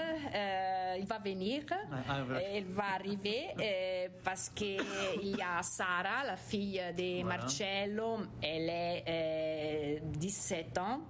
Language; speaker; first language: French; non-native, fluent; Italian